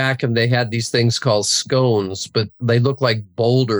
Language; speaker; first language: English; native; English